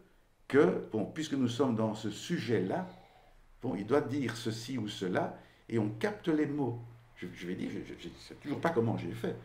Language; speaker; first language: French; native; French